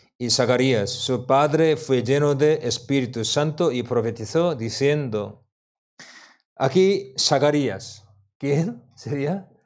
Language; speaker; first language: Spanish; non-native, learner; Korean